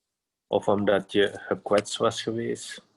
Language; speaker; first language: Dutch; non-native, fluent; Indonesian